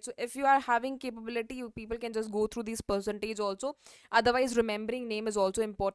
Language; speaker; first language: English; non-native, local second language; Hindi